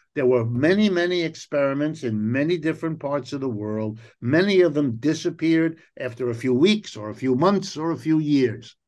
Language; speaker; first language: English; native; English